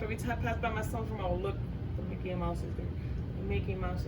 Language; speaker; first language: English; native; English